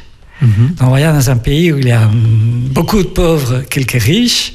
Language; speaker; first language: French; non-native, fluent; Spanish